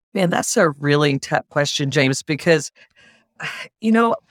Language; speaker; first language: English; native; English